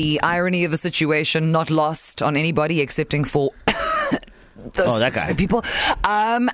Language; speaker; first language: English; native; English